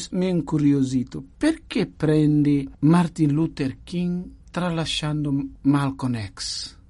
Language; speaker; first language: Italian; non-native, fluent; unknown